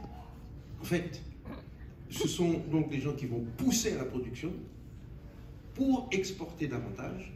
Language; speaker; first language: French; native; French